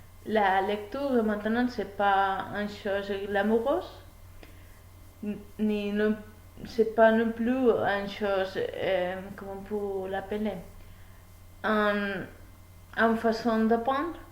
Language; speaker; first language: French; non-native, learner; Spanish